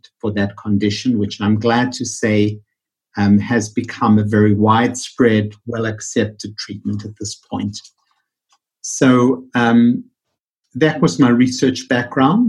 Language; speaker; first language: English; native; English